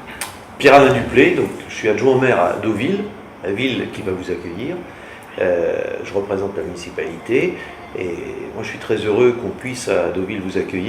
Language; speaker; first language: French; native; French